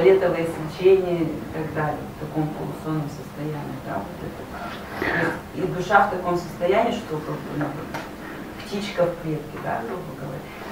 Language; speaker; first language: Russian; native; Russian